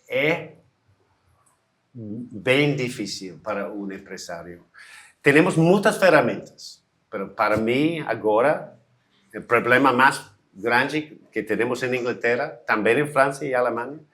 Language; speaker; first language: Portuguese; non-native, learner; English